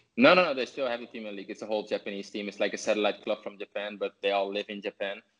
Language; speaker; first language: English; non-native, fluent; Dutch